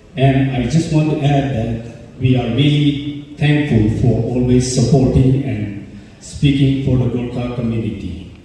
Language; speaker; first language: English; non-native, local second language; Nepali